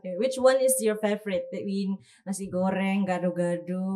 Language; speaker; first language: English; non-native, learner; Indonesian